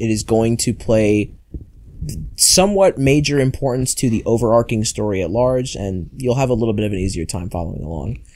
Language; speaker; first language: English; native; English